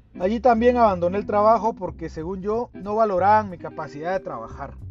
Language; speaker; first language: Spanish; native; Spanish